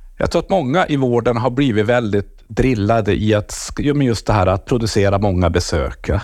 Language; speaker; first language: Swedish; native; Swedish